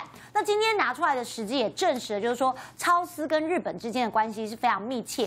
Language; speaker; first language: Chinese; native; Chinese